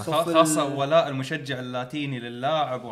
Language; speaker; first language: Arabic; native; Arabic